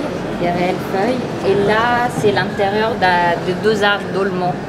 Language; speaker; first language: French; non-native, fluent; Italian